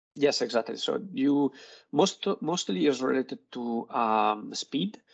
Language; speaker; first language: English; non-native, fluent; Italian